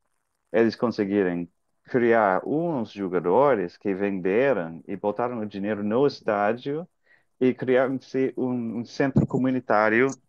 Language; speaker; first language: Portuguese; non-native, fluent; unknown